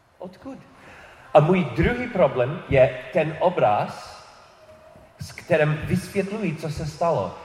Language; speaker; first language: Czech; non-native, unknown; English